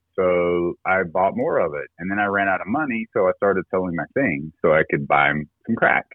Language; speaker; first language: English; native; English